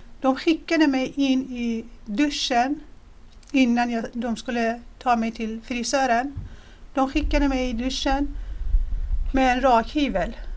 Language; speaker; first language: Swedish; non-native, fluent; Persian